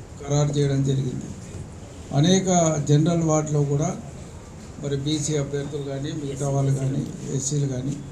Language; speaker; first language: Telugu; native; Telugu